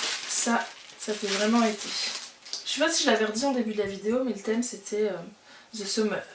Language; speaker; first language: French; native; French